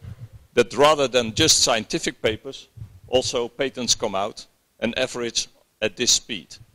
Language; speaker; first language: English; non-native, fluent; Dutch